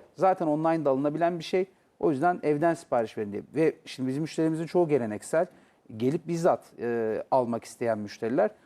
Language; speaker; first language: Turkish; native; Turkish